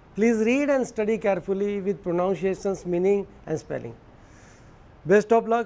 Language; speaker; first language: English; non-native, local second language; Gujarati